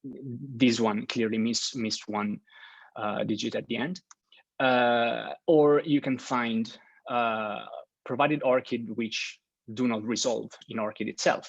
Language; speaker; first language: English; non-native, fluent; Italian